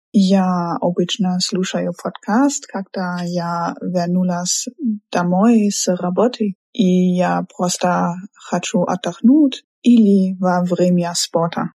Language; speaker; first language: Russian; non-native, learner; German